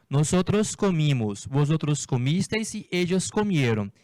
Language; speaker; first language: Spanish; non-native, fluent; Portuguese